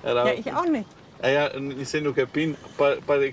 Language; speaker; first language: German; native; German